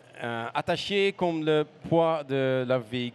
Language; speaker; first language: French; non-native, learner; Dutch